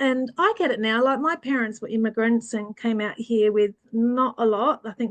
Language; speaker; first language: English; early bilingual, other home language; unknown